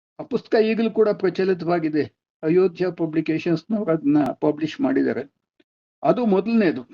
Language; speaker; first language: Kannada; non-native, local second language; Telugu